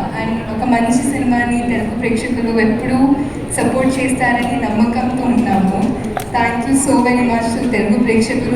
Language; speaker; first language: Telugu; non-native, fluent; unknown